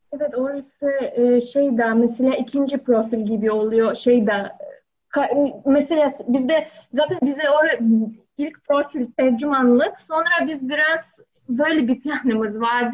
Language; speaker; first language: Turkish; non-native, learner; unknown